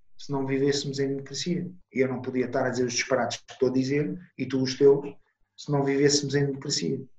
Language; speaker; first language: Portuguese; non-native, fluent; Italian